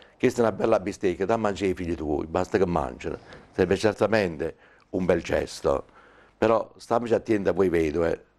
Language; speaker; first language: Italian; native; Italian